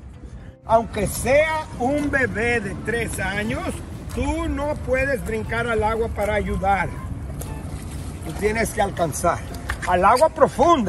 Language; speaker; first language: Spanish; non-native, fluent; English